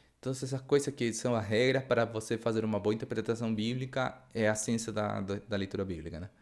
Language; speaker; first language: Portuguese; non-native, fluent; Spanish